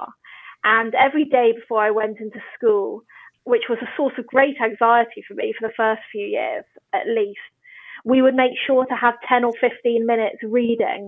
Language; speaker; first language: English; native; English